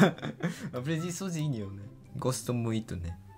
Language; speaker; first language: Portuguese; non-native, fluent; Japanese